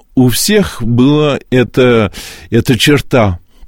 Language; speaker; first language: Russian; early bilingual, heritage; Russian